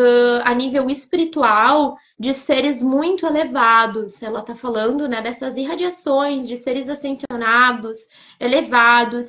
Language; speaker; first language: Portuguese; native; Portuguese